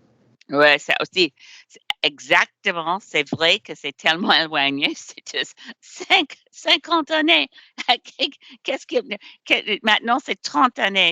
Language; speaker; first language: French; non-native, learner; English